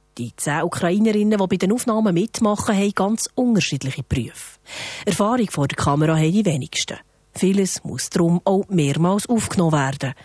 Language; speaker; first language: German; native; German